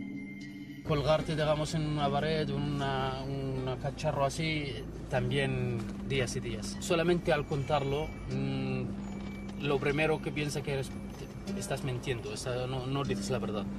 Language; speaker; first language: Spanish; non-native, fluent; Arabic